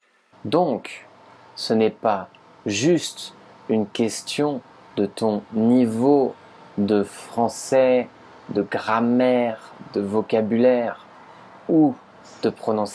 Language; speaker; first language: French; native; French